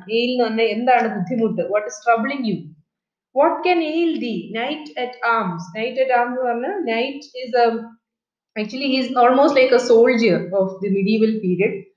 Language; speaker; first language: English; non-native, local second language; Malayalam